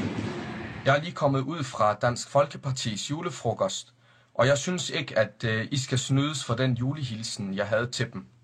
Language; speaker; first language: Danish; early bilingual, other home language; Arabic